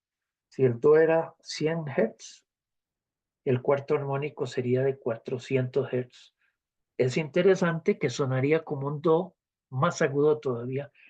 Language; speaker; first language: Spanish; native; Spanish